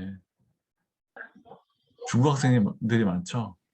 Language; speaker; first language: Korean; native; Korean